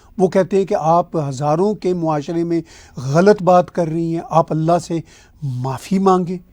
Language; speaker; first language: Urdu; non-native, local second language; Punjabi